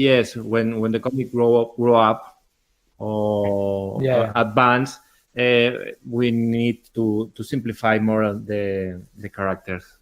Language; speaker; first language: English; non-native, learner; Spanish